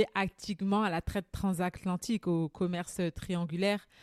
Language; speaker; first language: French; native; French